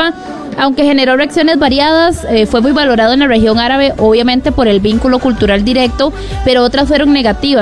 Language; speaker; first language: Spanish; native; Spanish